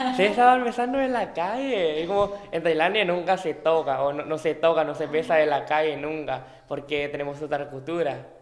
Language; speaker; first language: Spanish; non-native, fluent; Thai